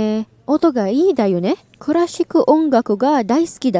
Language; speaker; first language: Japanese; non-native, fluent; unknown